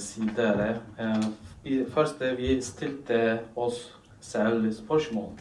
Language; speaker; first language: Norwegian; non-native, fluent; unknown